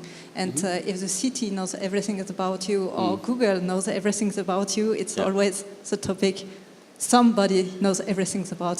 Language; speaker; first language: English; non-native, fluent; French